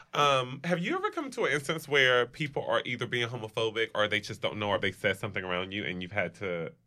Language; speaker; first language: English; native; English